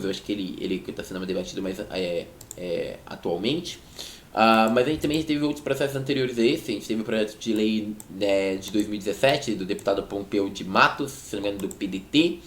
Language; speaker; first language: Portuguese; native; Portuguese